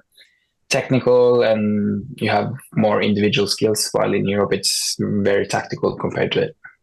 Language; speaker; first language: English; non-native, fluent; Norwegian